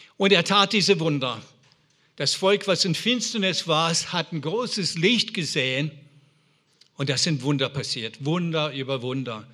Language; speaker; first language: German; non-native, fluent; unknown